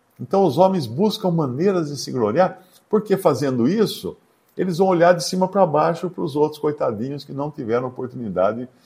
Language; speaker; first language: Portuguese; native; Portuguese